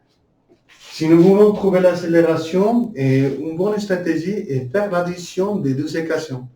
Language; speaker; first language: French; non-native, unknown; Spanish